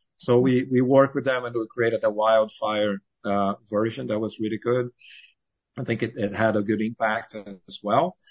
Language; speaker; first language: English; non-native, fluent; Portuguese